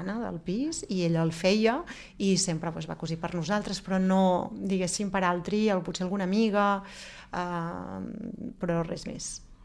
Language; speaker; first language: Catalan; early bilingual, other home language; Spanish